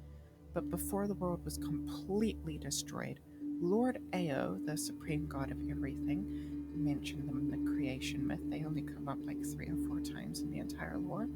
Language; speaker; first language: English; native; English